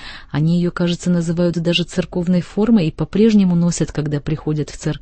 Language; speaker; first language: Russian; native; Russian